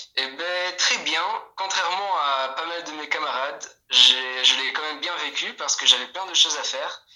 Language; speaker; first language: French; non-native, fluent; Polish